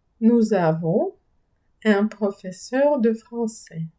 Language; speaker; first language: French; non-native, fluent; Ukrainian